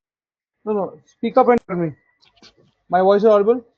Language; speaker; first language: English; non-native, fluent; Hindi